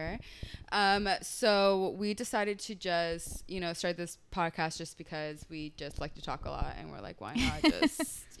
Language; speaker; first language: English; early bilingual, other home language; Spanish